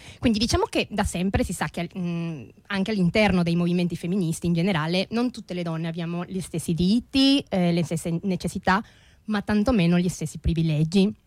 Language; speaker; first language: Italian; non-native, fluent; Spanish